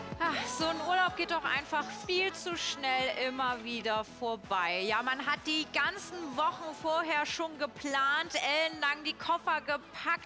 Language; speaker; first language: German; native; German